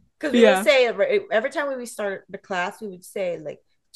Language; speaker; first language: English; non-native, fluent; Cantonese